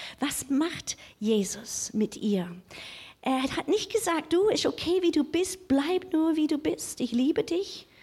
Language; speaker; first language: German; non-native, fluent; English